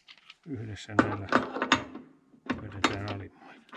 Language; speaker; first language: Finnish; native; Finnish